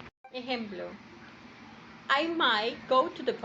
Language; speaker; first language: English; non-native, learner; Spanish